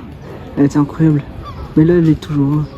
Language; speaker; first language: French; native; French